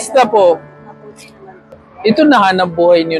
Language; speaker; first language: Filipino; non-native, learner; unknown